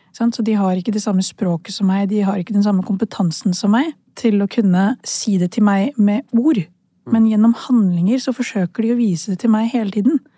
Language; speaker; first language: Norwegian; early bilingual, other home language; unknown